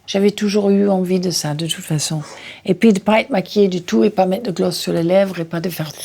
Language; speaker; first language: French; non-native, fluent; English